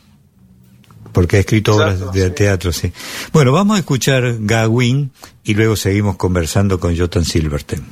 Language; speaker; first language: Spanish; native; Spanish